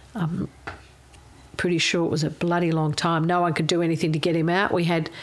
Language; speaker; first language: English; native; English